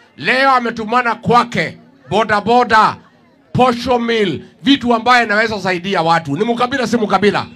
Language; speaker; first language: Swahili; non-native, local second language; Kikuyu